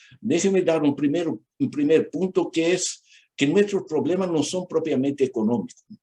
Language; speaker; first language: Spanish; non-native, fluent; Portuguese